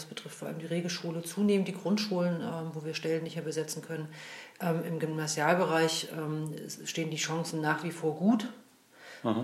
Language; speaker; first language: German; native; German